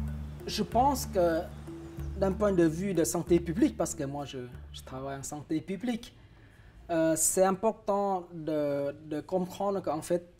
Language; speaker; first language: French; non-native, fluent; Vietnamese